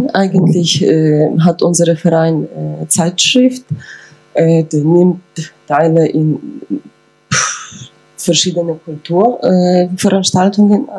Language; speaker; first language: German; non-native, fluent; Ukrainian